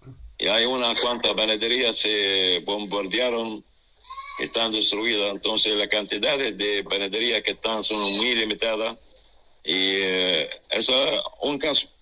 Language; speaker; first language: Spanish; non-native, fluent; Arabic